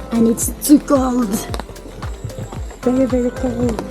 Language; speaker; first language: English; non-native, fluent; Filipino